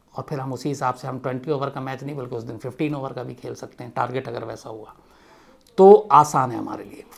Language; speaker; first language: Hindi; native; Hindi